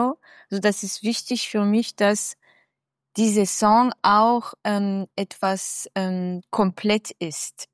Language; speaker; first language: German; non-native, fluent; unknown